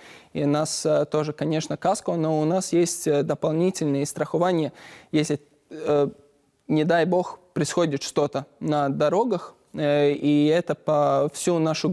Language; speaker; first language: Russian; non-native, learner; Latvian